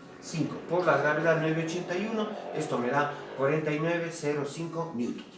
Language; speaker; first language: Spanish; native; Spanish